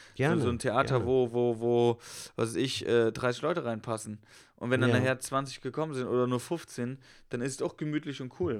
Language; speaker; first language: German; native; German